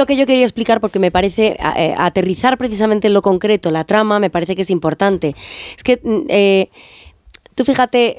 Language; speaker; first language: Spanish; native; Spanish